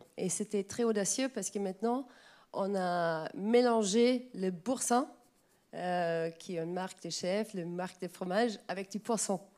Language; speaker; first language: French; non-native, fluent; German